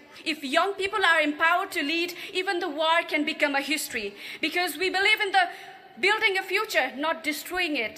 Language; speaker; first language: English; non-native, local second language; Nepali